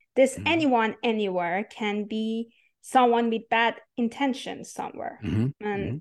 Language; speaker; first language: English; non-native, fluent; Persian